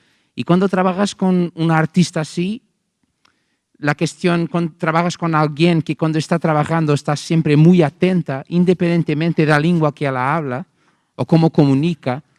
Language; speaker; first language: Spanish; non-native, learner; Portuguese